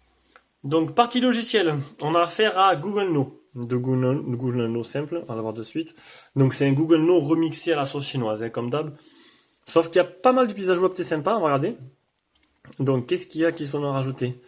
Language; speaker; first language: French; native; French